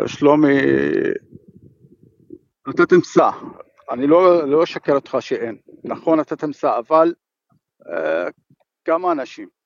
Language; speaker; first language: Hebrew; non-native, fluent; Arabic